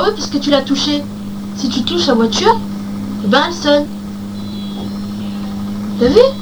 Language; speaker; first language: French; native; French